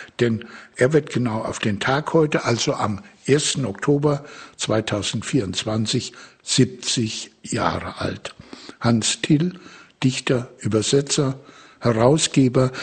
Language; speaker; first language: German; native; German